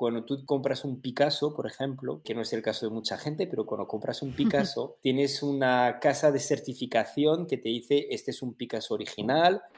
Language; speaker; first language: Spanish; native; Spanish